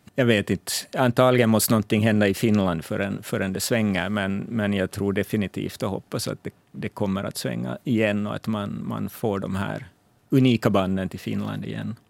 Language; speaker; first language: Swedish; native; Swedish